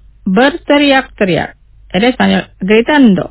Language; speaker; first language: Spanish; non-native, fluent; Indonesian